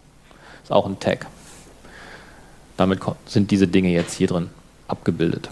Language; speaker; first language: German; native; German